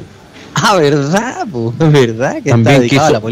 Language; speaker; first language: Spanish; native; Spanish